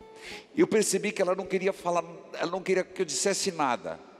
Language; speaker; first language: Portuguese; native; Portuguese